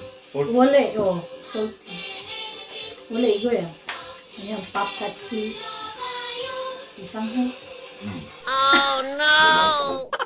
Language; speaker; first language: Korean; non-native, learner; Filipino